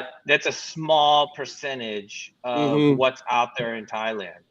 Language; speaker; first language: English; native; English